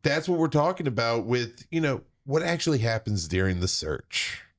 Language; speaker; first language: English; native; English